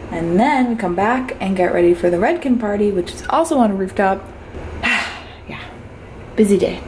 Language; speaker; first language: English; native; English